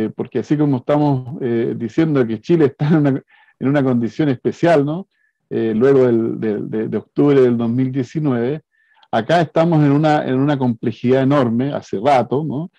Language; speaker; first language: Spanish; native; Spanish